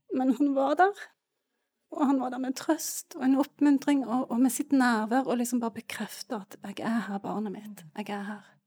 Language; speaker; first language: Norwegian; native; Norwegian